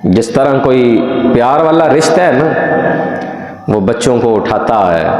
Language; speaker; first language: Urdu; non-native, local second language; Punjabi